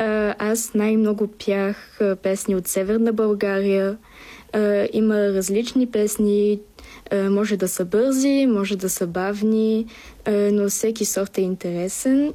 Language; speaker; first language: Bulgarian; early bilingual, heritage; Bulgarian